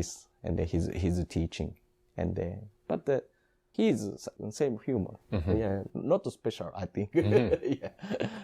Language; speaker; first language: English; non-native, learner; Japanese